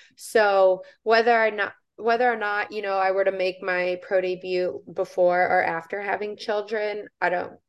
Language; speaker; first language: English; native; English